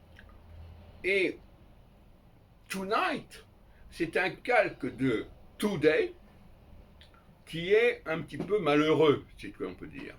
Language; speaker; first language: French; native; French